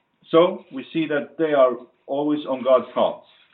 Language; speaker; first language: English; non-native, fluent; Norwegian